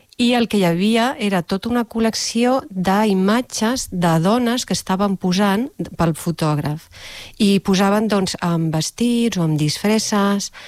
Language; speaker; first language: Catalan; native; Catalan